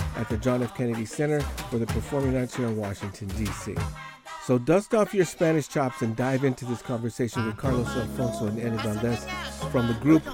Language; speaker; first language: English; native; English